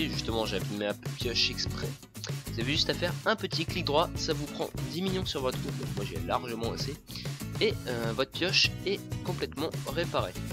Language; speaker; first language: French; native; French